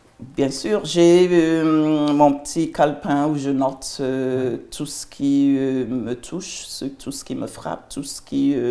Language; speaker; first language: French; non-native, fluent; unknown